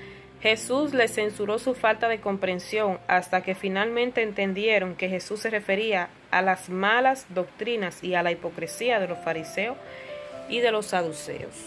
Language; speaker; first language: Spanish; native; Spanish